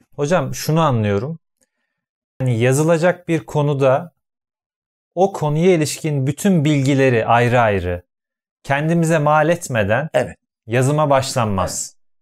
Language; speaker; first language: Turkish; native; Turkish